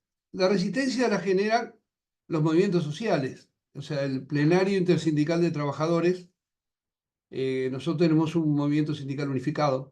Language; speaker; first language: Spanish; native; Spanish